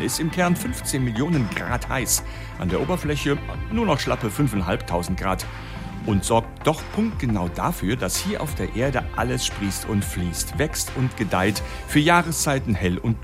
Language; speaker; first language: German; native; German